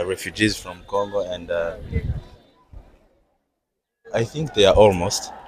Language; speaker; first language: English; non-native, learner; Kinyarwanda